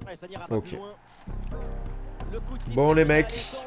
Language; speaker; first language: French; native; French